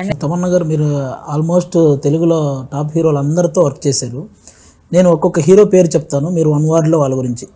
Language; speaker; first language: Telugu; native; Telugu